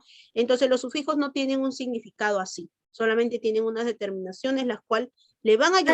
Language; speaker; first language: Spanish; native; Spanish